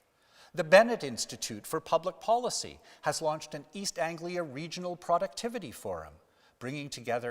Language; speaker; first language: English; native; English